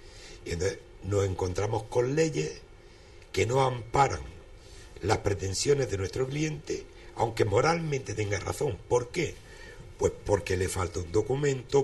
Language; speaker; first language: Spanish; native; Spanish